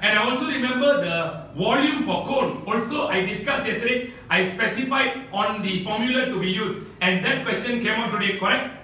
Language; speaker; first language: English; non-native, local second language; Malay